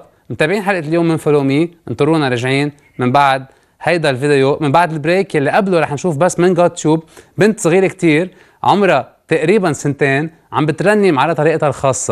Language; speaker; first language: Arabic; native; Arabic